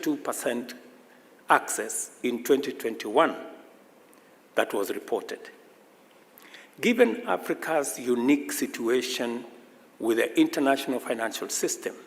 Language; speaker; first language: English; non-native, local second language; Swahili